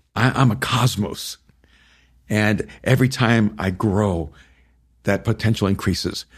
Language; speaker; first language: English; early bilingual, other home language; Spanish